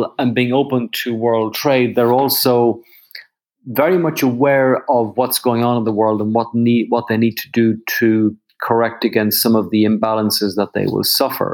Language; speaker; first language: English; native; English